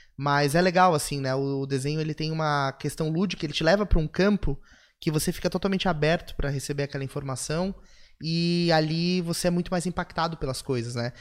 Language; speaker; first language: Portuguese; native; Portuguese